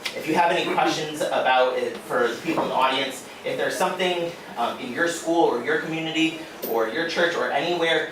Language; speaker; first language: English; native; English